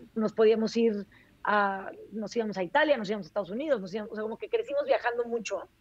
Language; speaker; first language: Spanish; native; Spanish